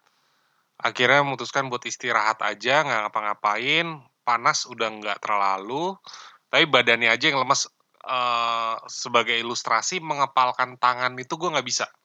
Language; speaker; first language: Indonesian; native; Indonesian